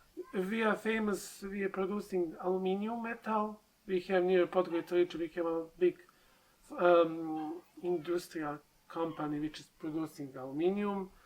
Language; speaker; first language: English; non-native, learner; Serbian